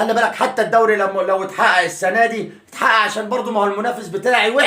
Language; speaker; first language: Arabic; native; Arabic